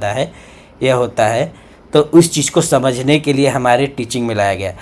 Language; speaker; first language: Hindi; native; Hindi